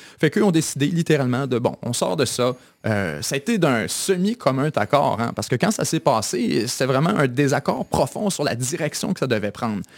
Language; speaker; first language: French; native; French